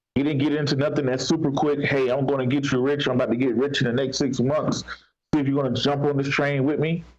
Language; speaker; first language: English; native; English